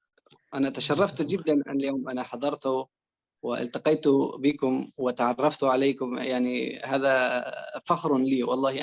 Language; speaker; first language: Arabic; non-native, fluent; Persian